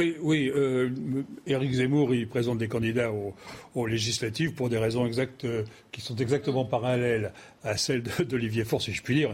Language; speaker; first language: French; native; French